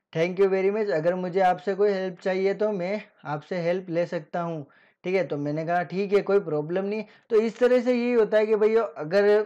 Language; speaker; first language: Hindi; native; Hindi